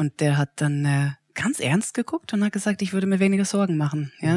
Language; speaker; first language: German; non-native, fluent; English